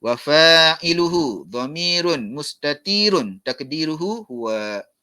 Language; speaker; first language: Arabic; non-native, fluent; Malay